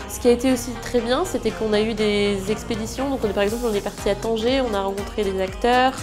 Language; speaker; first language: French; non-native, local second language; Malagasy